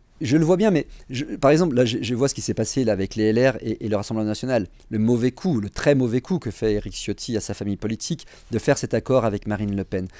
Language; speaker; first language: French; native; French